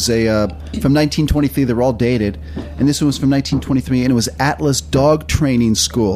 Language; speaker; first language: English; native; English